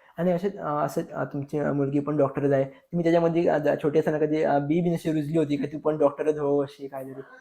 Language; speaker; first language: Marathi; non-native, local second language; Konkani